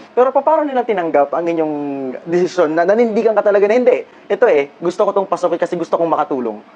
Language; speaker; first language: Filipino; native; Filipino